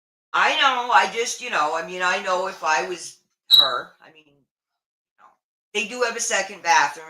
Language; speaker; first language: English; native; English